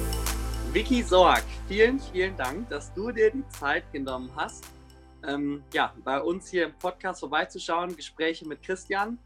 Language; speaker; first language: German; native; German